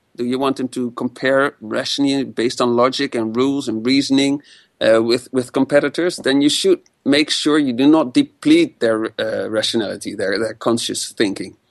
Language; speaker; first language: English; non-native, fluent; Dutch